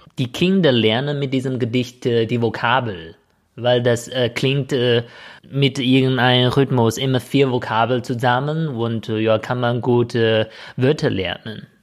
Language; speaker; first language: German; non-native, fluent; Chinese